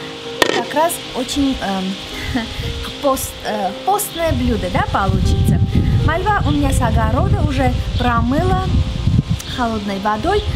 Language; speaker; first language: Russian; non-native, local second language; Armenian